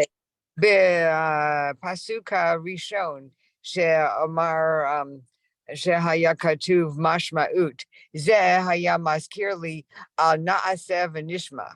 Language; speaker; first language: Hebrew; non-native, learner; English